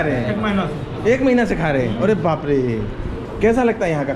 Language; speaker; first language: Hindi; non-native, local second language; Bangla